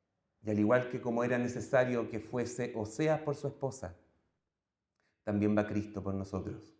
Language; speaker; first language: Spanish; native; Spanish